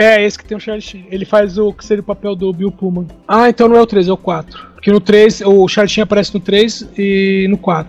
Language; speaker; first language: Portuguese; native; Portuguese